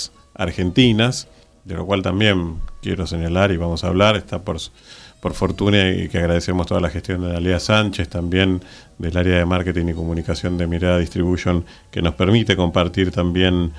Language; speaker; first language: Spanish; native; Spanish